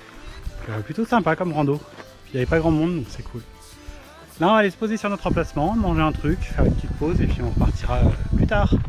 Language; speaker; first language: French; native; French